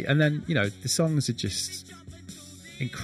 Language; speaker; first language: English; native; English